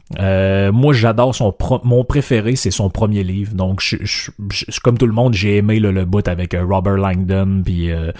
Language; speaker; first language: French; native; French